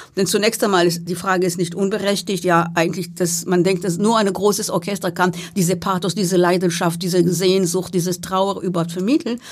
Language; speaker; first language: German; non-native, fluent; Hebrew